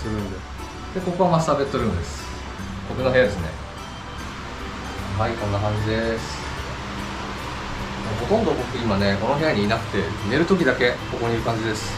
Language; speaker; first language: Japanese; native; Japanese